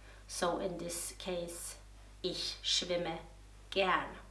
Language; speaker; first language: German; non-native, fluent; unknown